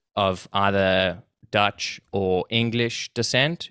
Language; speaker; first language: English; native; English